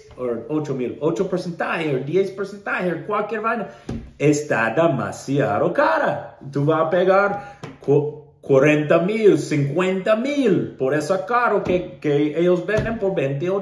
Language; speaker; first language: Spanish; non-native, learner; English